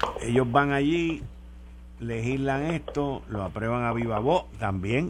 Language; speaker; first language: Spanish; native; Spanish